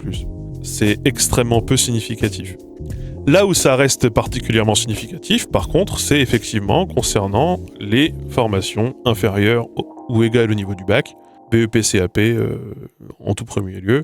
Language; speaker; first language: French; native; French